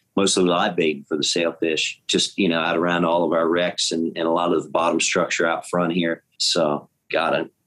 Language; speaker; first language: English; native; English